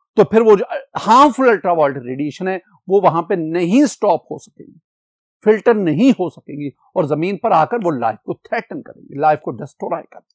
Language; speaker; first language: Urdu; non-native, local second language; Punjabi